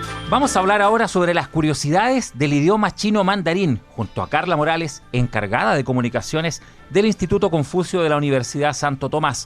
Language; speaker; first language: Spanish; native; Spanish